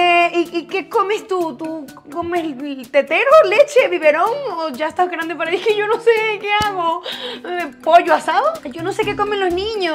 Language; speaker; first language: Spanish; native; Spanish